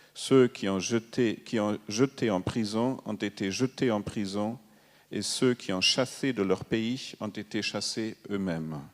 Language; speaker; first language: French; non-native, fluent; German